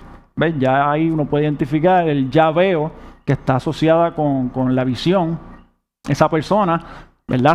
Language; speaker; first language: Spanish; native; Spanish